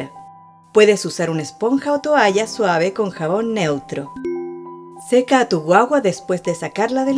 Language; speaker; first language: Spanish; native; Spanish